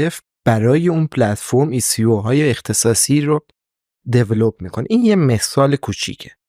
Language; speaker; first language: Persian; native; Persian